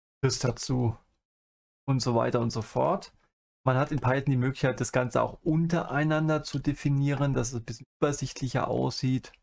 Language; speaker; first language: German; native; German